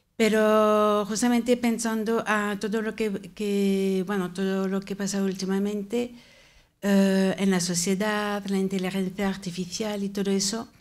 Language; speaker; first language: Spanish; non-native, fluent; French